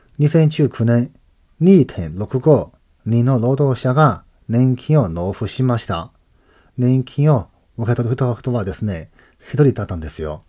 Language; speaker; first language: Japanese; non-native, fluent; Chinese